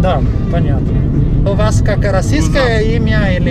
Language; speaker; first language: Russian; non-native, learner; Italian